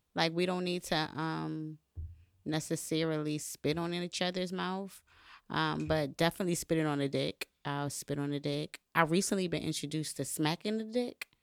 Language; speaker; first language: English; native; English